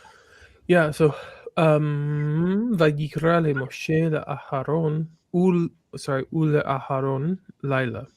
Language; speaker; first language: Hebrew; non-native, learner; English